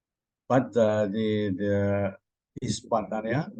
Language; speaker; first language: English; non-native, learner; Indonesian